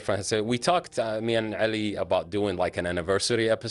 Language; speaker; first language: English; non-native, fluent; Arabic